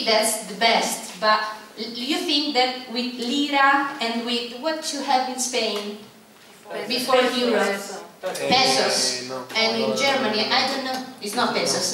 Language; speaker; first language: English; non-native, fluent; Italian